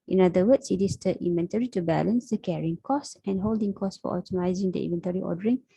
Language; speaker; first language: English; non-native, local second language; Malay